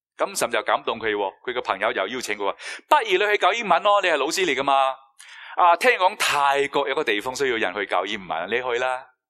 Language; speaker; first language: Cantonese; non-native, fluent; Chinese